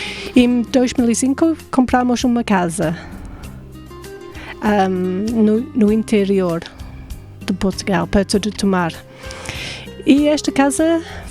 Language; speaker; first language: Portuguese; non-native, fluent; English